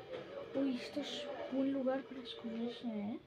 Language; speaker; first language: Spanish; native; Spanish